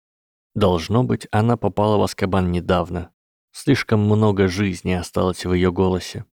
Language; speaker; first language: Russian; native; Russian